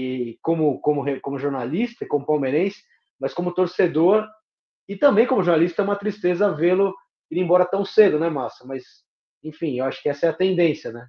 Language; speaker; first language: Portuguese; native; Portuguese